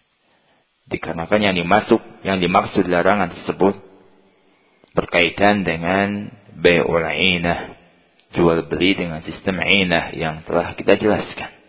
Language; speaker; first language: Indonesian; native; Indonesian